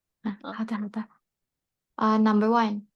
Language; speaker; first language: Chinese; non-native, learner; Indonesian